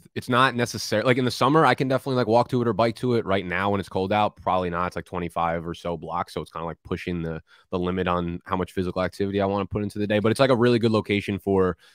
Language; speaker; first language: English; native; English